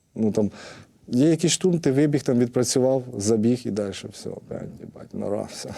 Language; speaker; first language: Ukrainian; native; Ukrainian